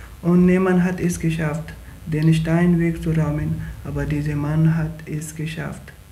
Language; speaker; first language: German; non-native, learner; Pashto